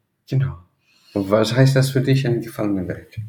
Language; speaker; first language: German; non-native, fluent; Portuguese